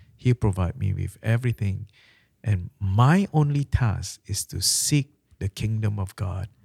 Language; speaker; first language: English; non-native, local second language; Malay